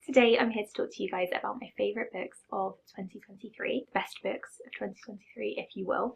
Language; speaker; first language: English; native; English